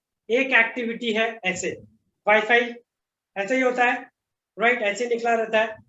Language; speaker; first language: Hindi; native; Hindi